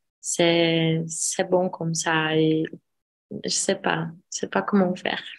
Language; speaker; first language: French; non-native, learner; Portuguese